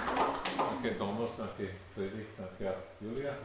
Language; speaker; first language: German; native; German